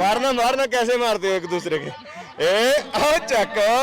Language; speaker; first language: Hindi; non-native, local second language; Punjabi